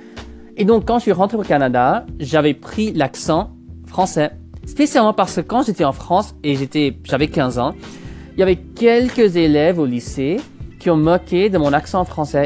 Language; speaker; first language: French; non-native, local second language; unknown